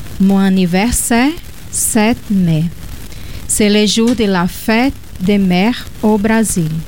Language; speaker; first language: French; non-native, learner; Portuguese